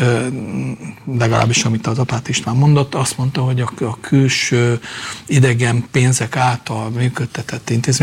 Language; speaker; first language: Hungarian; native; Hungarian